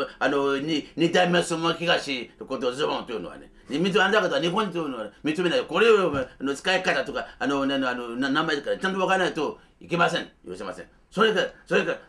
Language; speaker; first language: Japanese; non-native, fluent; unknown